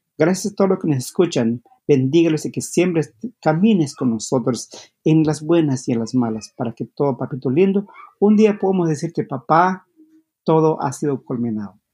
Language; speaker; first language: Spanish; non-native, local second language; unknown